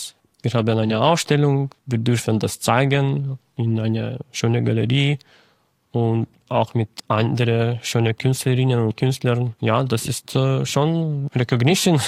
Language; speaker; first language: German; non-native, learner; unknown